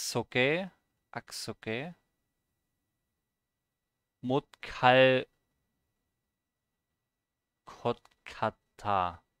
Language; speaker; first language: Korean; non-native, learner; German